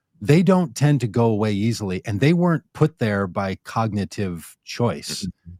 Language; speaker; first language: English; native; English